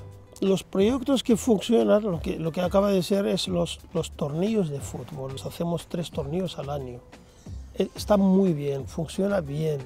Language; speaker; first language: Spanish; non-native, fluent; Arabic